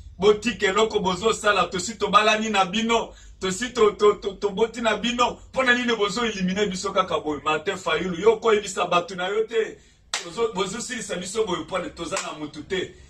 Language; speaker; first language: Lingala; non-native, local second language; Luba-Lulua